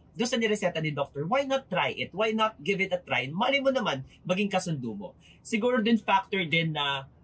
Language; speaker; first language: Filipino; native; Filipino